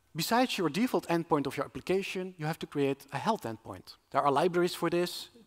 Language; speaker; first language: English; non-native, fluent; Dutch